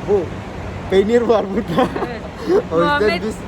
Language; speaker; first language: Turkish; non-native, learner; Indonesian